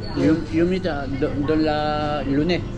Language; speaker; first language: French; non-native, learner; Filipino